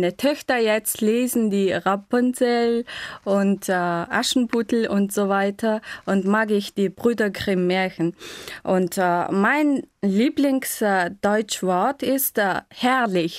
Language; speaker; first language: German; non-native, fluent; Mongolian